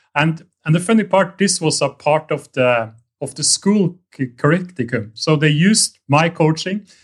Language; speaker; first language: English; non-native, fluent; Norwegian